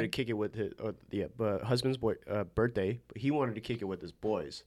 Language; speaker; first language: English; early bilingual, other home language; Korean